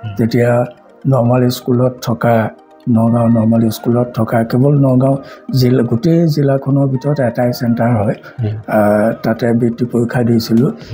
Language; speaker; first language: Assamese; native; Assamese